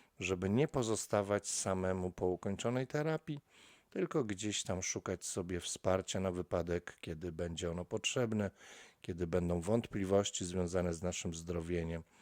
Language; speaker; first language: Polish; native; Polish